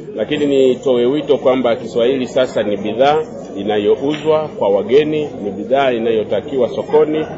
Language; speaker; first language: Swahili; native; Swahili